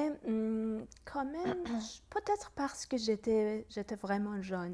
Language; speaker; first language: French; non-native, fluent; Persian